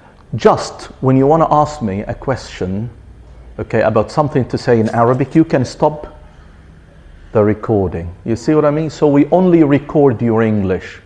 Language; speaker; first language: English; non-native, fluent; Arabic